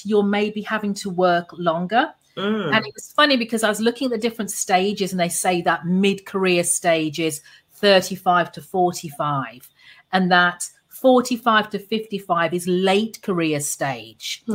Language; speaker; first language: English; native; English